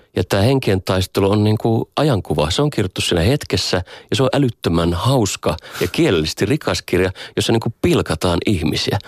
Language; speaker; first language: Finnish; native; Finnish